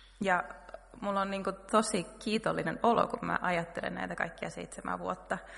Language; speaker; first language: Finnish; native; Finnish